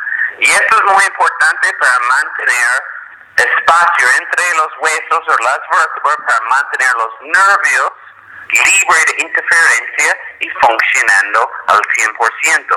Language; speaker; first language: Spanish; non-native, fluent; English